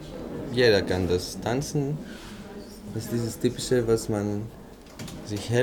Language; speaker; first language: German; non-native, fluent; Greek